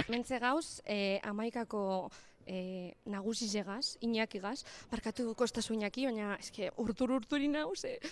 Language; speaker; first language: Basque; native; Basque